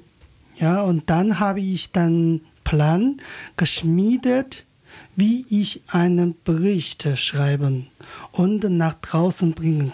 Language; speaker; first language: German; non-native, learner; Chinese